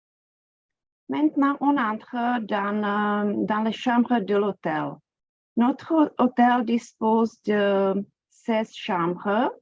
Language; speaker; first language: French; non-native, fluent; Czech